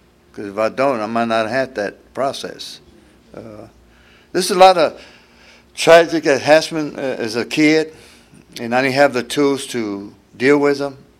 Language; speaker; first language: English; early bilingual, other home language; Spanish